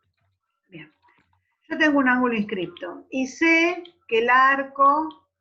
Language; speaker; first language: Spanish; native; Spanish